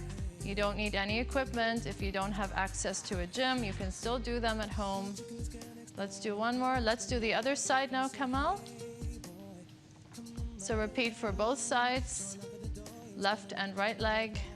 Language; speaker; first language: English; non-native, local second language; Arabic